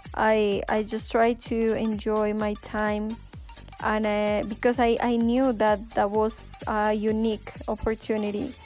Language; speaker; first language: English; non-native, fluent; Spanish